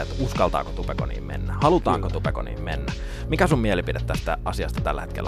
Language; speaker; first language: Finnish; native; Finnish